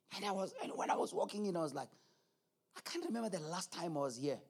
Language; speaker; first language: English; non-native, local second language; Zulu